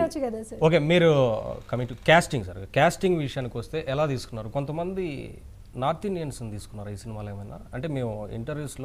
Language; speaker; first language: Telugu; native; Telugu